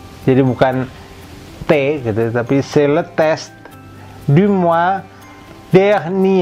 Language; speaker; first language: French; non-native, fluent; Indonesian